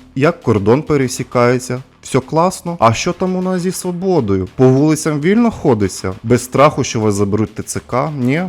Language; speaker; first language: Ukrainian; non-native, local second language; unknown